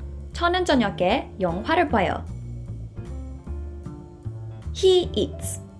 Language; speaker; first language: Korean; non-native, fluent; English